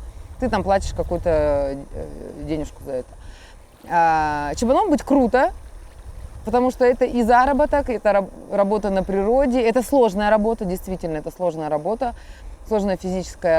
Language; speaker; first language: Russian; native; Russian